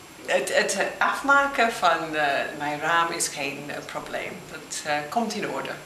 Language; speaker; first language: Dutch; non-native, fluent; English